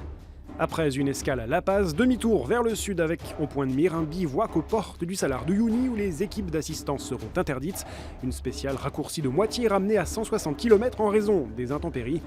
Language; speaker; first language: French; native; French